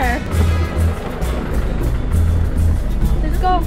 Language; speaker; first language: English; non-native, fluent; Polish